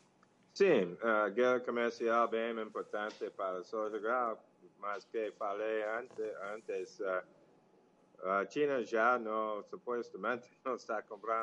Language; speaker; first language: Portuguese; non-native, fluent; English